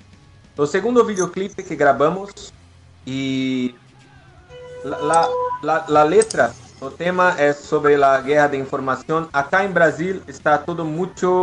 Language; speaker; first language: Spanish; non-native, learner; Portuguese